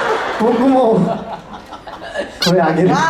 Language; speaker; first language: Japanese; non-native, learner; Korean